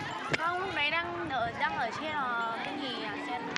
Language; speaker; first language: Vietnamese; non-native, local second language; Hmong